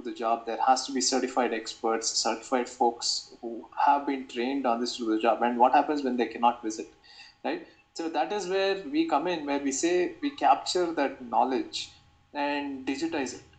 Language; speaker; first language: English; non-native, local second language; Kannada